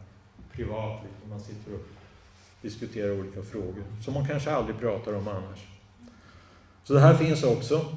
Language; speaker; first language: Swedish; native; Swedish